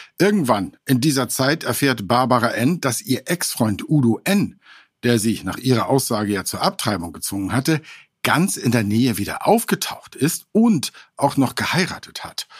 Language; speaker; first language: German; native; German